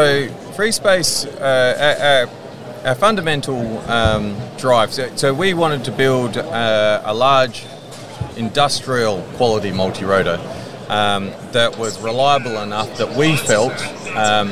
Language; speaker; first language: English; native; English